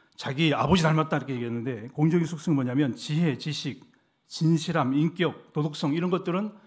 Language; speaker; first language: Korean; native; Korean